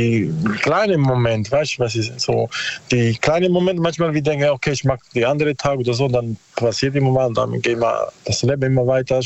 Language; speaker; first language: German; non-native, learner; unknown